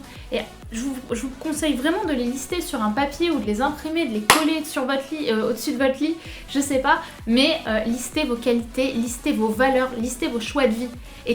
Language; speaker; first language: French; native; French